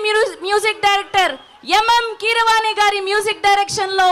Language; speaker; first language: Telugu; native; Telugu